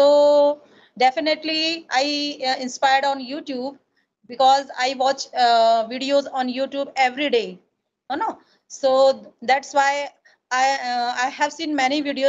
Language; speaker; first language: English; non-native, learner; Hindi